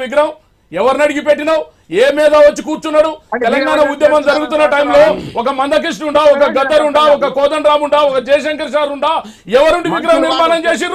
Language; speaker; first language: Telugu; native; Telugu